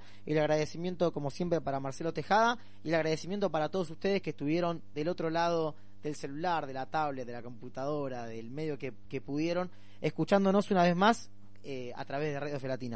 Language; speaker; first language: Spanish; native; Spanish